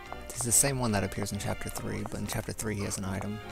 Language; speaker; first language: English; native; English